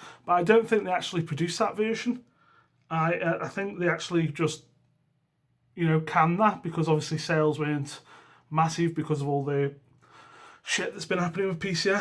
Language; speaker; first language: English; native; English